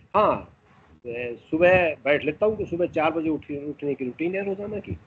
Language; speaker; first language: Hindi; native; Hindi